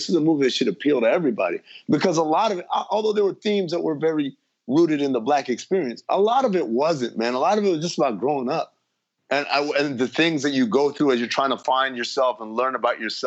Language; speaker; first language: English; native; English